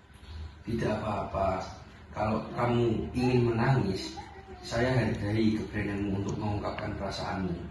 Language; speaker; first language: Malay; non-native, fluent; Indonesian